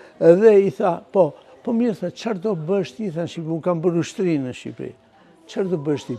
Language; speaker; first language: Albanian; native; Albanian